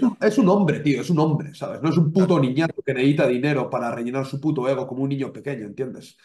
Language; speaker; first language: Spanish; native; Spanish